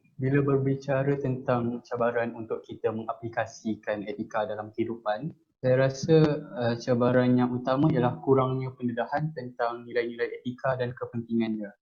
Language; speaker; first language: Malay; native; Malay